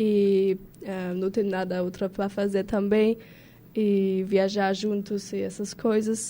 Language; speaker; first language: Portuguese; non-native, learner; German